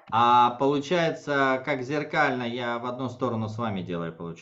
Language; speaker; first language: Russian; native; Russian